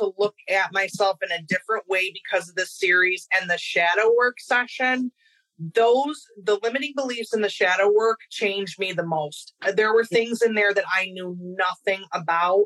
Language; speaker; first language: English; native; English